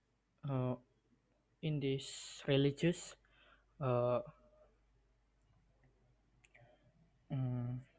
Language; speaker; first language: English; non-native, learner; Indonesian